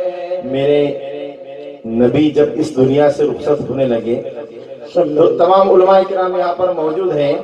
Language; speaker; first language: Urdu; native; Urdu